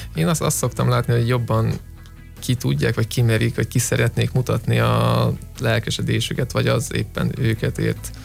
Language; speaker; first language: Hungarian; native; Hungarian